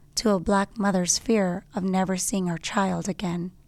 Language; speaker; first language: English; native; English